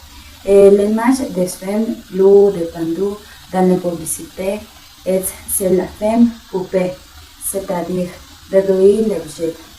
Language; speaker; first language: French; non-native, learner; Spanish